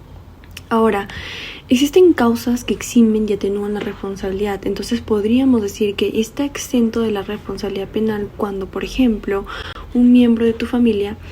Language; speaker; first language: Spanish; native; Spanish